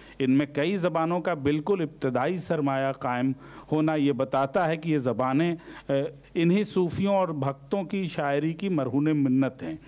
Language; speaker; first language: Urdu; native; Urdu